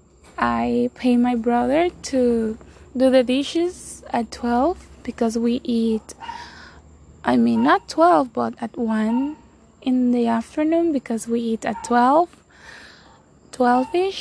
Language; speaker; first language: English; non-native, fluent; Spanish